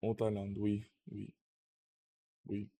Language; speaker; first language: French; non-native, learner; Russian